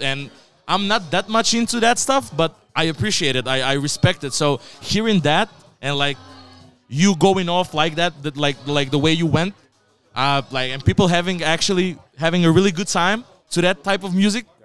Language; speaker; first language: English; non-native, fluent; Macedonian